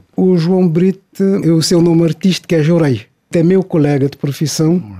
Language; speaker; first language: Portuguese; non-native, local second language; Kabuverdianu